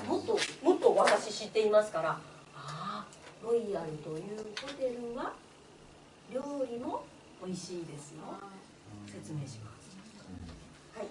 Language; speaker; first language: Japanese; non-native, fluent; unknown